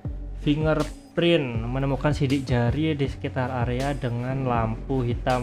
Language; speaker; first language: Indonesian; native; Indonesian